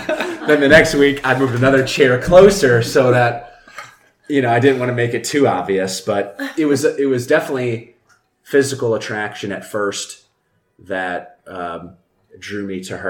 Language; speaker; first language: English; native; English